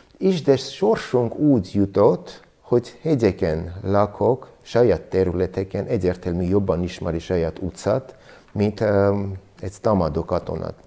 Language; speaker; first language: Hungarian; non-native, learner; Armenian